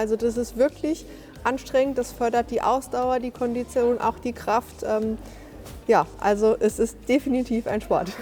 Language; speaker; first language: German; native; German